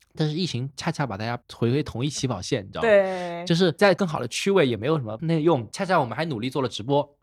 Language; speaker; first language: Chinese; native; Chinese